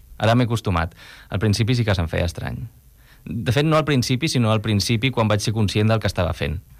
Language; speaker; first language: Catalan; non-native, local second language; Spanish